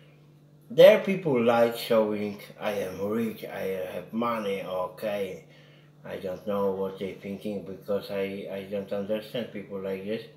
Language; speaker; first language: English; non-native, learner; Polish